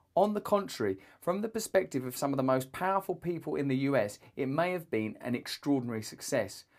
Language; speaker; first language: English; native; English